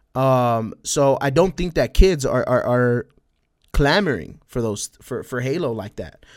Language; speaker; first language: English; early bilingual, other home language; Spanish